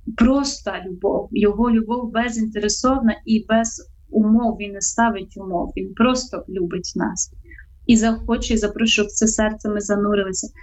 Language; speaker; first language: Ukrainian; native; Ukrainian